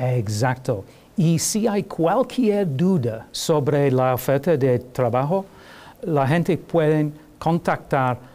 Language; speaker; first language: Spanish; non-native, learner; English